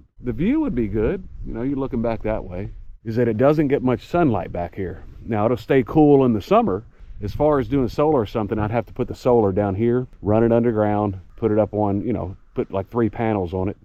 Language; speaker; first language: English; native; English